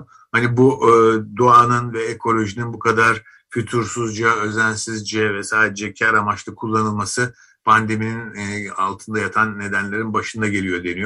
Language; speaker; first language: Turkish; native; Turkish